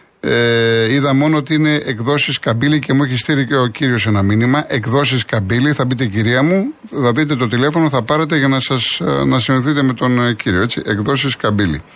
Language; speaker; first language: Greek; native; Greek